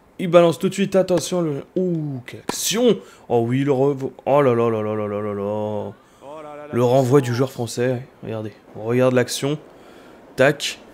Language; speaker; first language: French; native; French